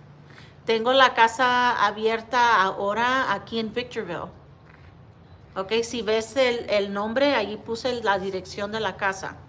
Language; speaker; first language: Spanish; early bilingual, heritage; Spanish